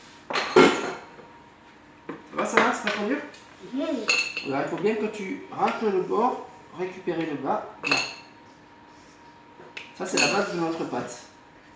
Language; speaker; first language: French; native; French